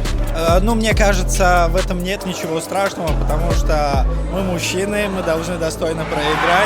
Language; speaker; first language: Russian; non-native, local second language; Tajik